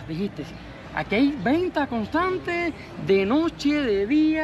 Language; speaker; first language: Spanish; native; Spanish